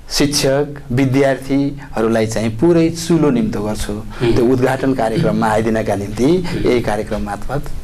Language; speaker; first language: Nepali; native; Nepali